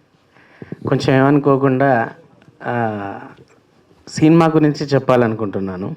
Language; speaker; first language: Telugu; native; Telugu